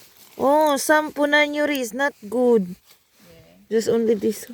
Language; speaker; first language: English; non-native, local second language; Cebuano